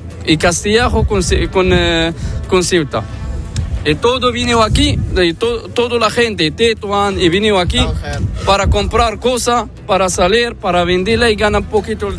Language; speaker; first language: Spanish; non-native, learner; Arabic